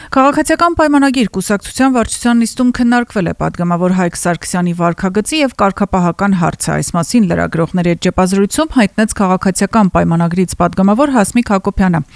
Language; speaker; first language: Armenian; native; Armenian